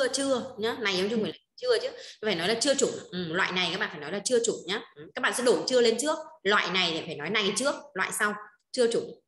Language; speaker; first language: Vietnamese; native; Vietnamese